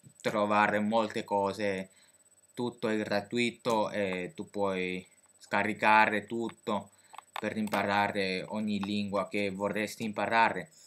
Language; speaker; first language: Italian; non-native, fluent; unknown